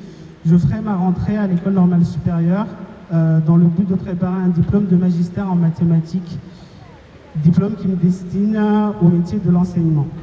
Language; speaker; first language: French; non-native, local second language; Comorian